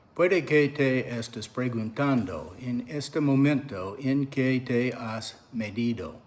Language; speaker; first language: Spanish; non-native, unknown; English